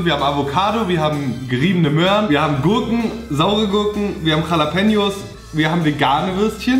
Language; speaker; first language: German; native; German